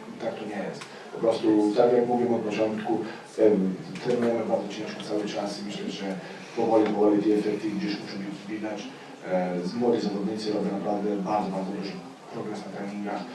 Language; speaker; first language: Polish; non-native, fluent; Slovenian